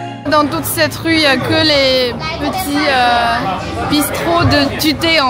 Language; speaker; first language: French; non-native, fluent; Chinese